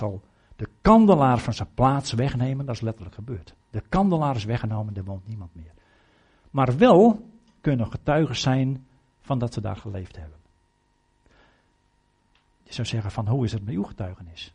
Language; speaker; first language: Dutch; native; Dutch